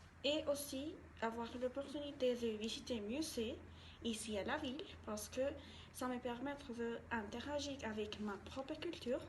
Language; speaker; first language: French; non-native, learner; Spanish